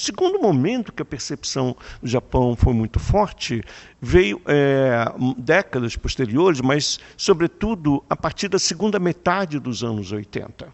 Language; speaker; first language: Portuguese; native; Portuguese